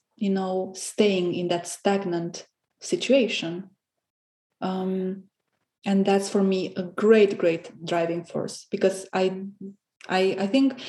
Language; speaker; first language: English; non-native, fluent; Romanian